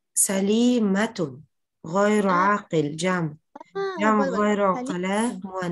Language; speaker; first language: Arabic; non-native, fluent; Uzbek